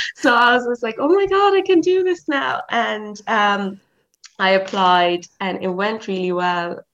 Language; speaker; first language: English; native; English